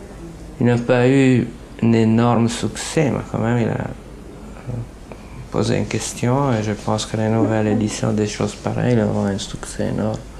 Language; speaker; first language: French; non-native, fluent; Italian